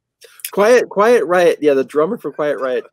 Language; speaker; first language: English; native; English